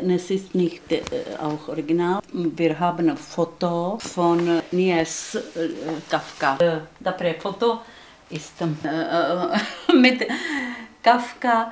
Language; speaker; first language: German; non-native, learner; Czech